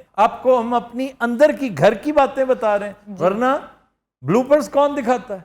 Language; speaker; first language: Urdu; non-native, local second language; Punjabi